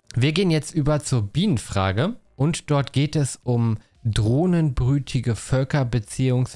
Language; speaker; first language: German; native; German